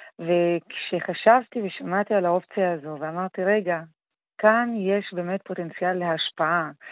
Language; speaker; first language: Hebrew; non-native, local second language; Arabic